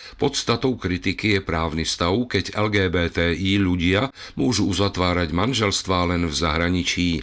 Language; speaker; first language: Slovak; native; Slovak